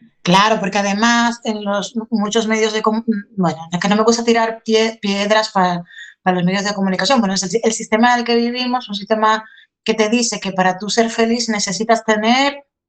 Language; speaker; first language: Spanish; native; Spanish